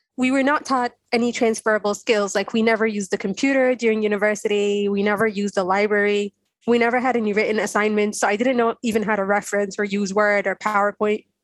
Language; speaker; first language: English; non-native, fluent; Arabic